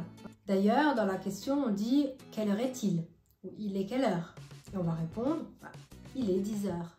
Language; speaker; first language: French; non-native, fluent; Italian